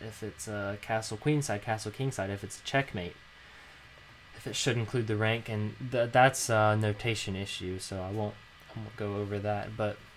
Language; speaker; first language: English; native; English